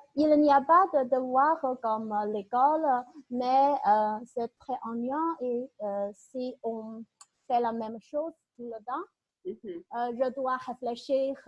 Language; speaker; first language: French; non-native, learner; Chinese